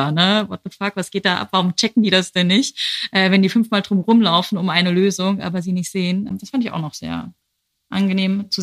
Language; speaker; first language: German; native; German